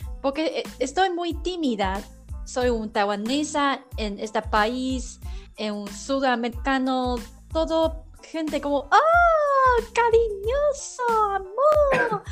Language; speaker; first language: Spanish; non-native, learner; Chinese